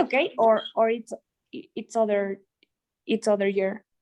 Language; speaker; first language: English; non-native, learner; Spanish